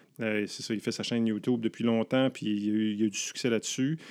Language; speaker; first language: French; native; French